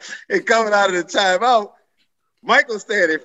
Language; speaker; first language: English; native; English